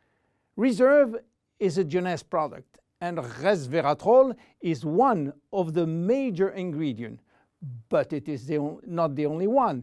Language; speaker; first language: English; non-native, fluent; French